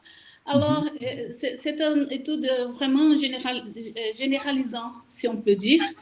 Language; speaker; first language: French; non-native, fluent; Portuguese